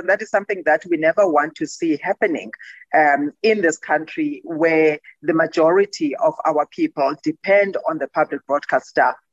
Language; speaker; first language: English; non-native, local second language; Xhosa